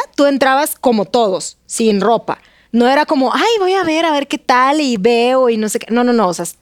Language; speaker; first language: Spanish; non-native, fluent; Russian